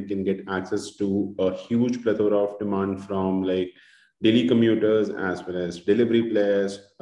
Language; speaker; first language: English; non-native, local second language; Hindi